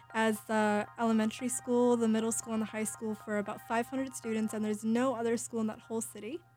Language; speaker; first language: English; native; English